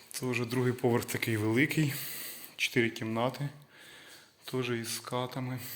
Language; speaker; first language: Ukrainian; native; Ukrainian